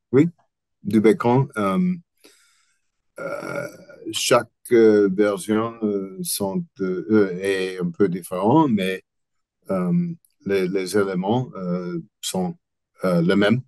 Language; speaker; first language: French; non-native, learner; English